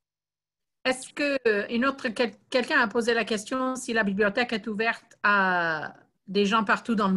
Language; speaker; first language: French; non-native, fluent; English